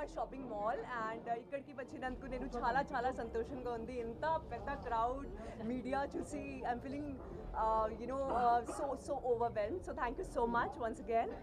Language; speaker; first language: Telugu; non-native, learner; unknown